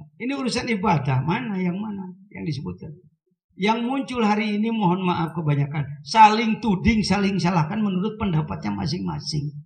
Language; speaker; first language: Indonesian; non-native, local second language; Sundanese